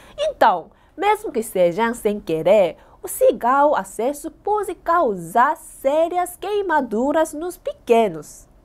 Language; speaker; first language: Portuguese; non-native, fluent; Korean